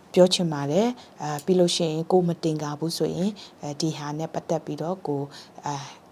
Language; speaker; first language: Burmese; non-native, local second language; Kachin